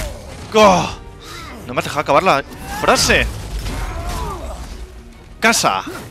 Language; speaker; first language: Spanish; native; Spanish